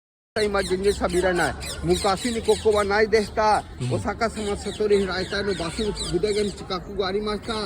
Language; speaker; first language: Japanese; non-native, learner; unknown